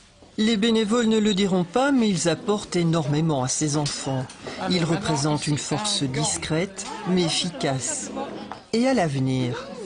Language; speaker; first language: French; native; French